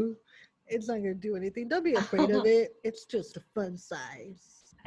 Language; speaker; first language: English; early bilingual, other home language; Spanish